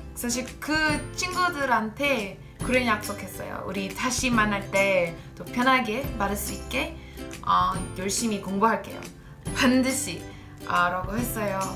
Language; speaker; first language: Korean; non-native, learner; English